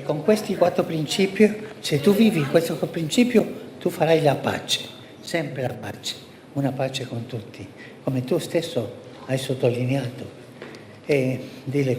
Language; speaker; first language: Italian; early bilingual, heritage; Spanish